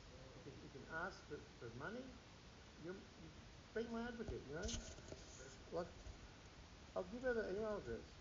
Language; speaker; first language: English; native; English